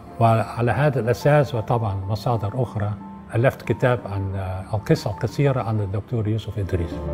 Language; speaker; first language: Arabic; non-native, fluent; Dutch